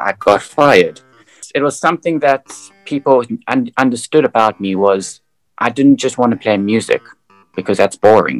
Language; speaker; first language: English; native; English